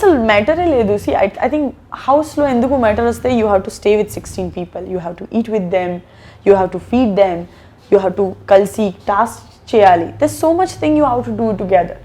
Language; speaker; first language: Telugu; non-native, learner; Gujarati